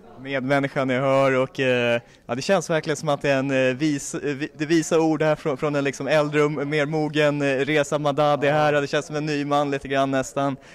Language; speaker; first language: Swedish; native; Swedish